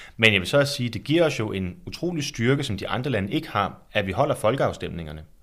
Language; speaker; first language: Danish; native; Danish